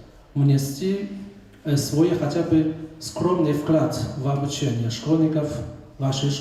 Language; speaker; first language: Russian; non-native, fluent; Chinese